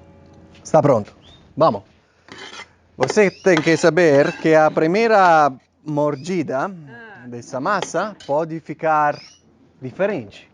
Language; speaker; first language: Portuguese; non-native, fluent; Italian